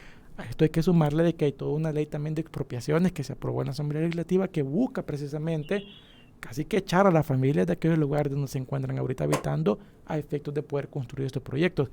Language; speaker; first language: Spanish; native; Spanish